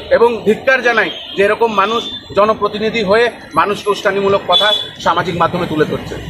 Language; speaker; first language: Bangla; native; Bangla